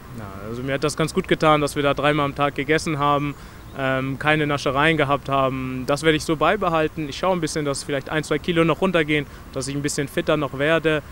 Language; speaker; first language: German; native; German